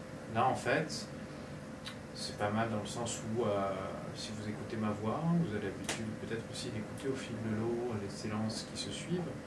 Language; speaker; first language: French; native; French